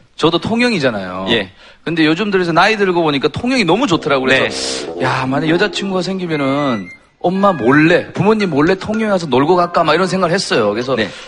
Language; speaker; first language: Korean; native; Korean